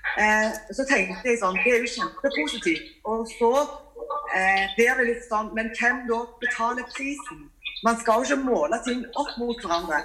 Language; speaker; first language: Norwegian; native; Norwegian